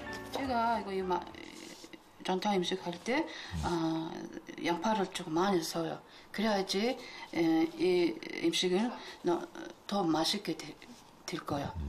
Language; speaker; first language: Korean; non-native, fluent; Mongolian